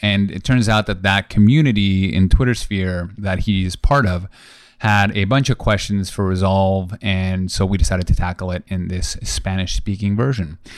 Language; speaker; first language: English; early bilingual, other home language; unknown